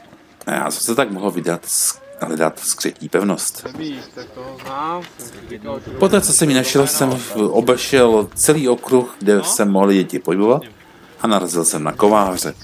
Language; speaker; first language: Czech; native; Czech